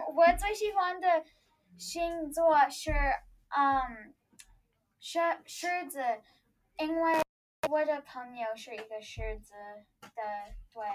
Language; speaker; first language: Chinese; non-native, learner; English